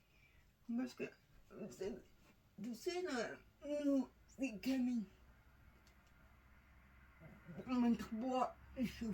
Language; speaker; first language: French; non-native, learner; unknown